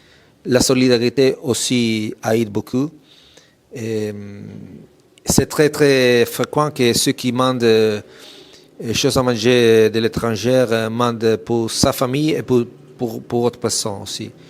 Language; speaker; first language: French; non-native, fluent; Italian